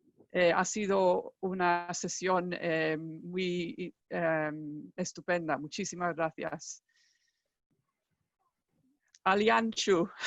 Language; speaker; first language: Spanish; non-native, fluent; English